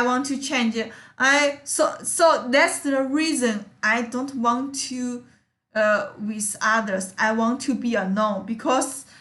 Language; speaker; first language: English; non-native, learner; Chinese